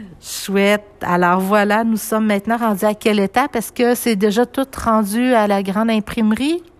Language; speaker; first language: French; native; French